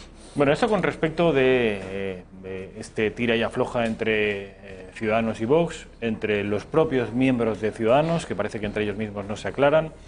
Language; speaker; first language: Spanish; native; Spanish